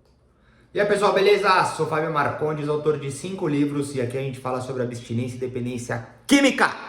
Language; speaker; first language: Portuguese; native; Portuguese